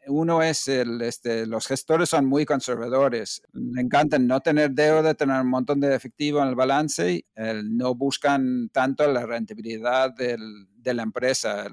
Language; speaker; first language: Spanish; non-native, fluent; English